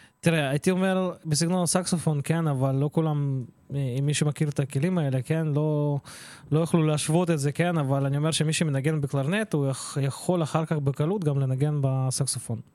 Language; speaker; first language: Hebrew; early bilingual, other home language; Russian